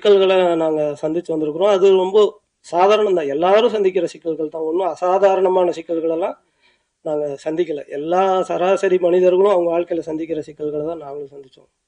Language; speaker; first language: Tamil; native; Tamil